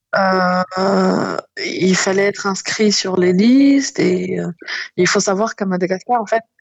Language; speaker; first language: French; non-native, local second language; Malagasy